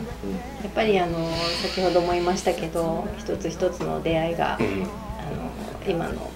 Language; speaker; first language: Japanese; native; Japanese